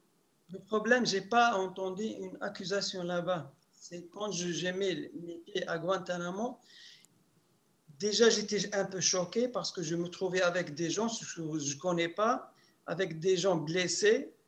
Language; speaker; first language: French; non-native, local second language; Arabic